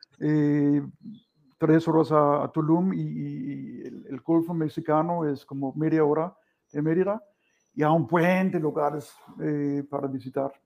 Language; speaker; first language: Spanish; non-native, fluent; Danish